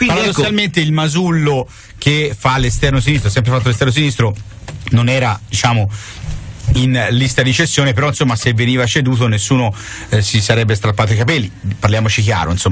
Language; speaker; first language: Italian; native; Italian